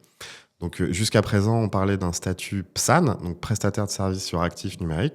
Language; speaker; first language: French; native; French